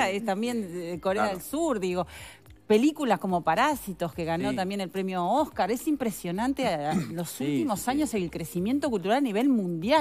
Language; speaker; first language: Spanish; native; Spanish